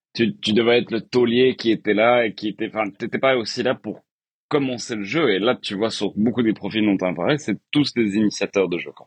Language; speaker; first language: French; native; French